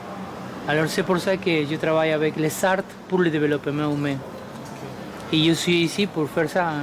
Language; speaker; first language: French; non-native, fluent; Spanish